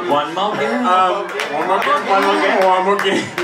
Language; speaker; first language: English; non-native, fluent; French